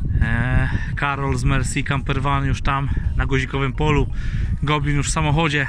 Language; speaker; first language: Polish; native; Polish